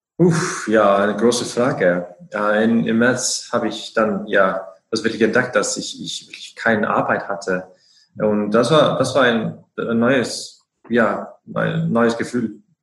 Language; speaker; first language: German; non-native, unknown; Icelandic